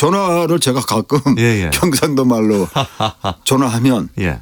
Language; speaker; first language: Korean; native; Korean